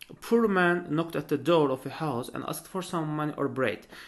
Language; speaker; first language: English; non-native, fluent; Azerbaijani